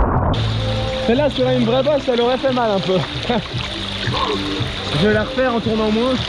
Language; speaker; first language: French; native; French